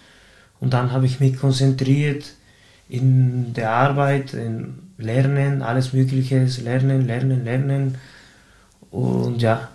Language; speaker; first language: German; non-native, fluent; Spanish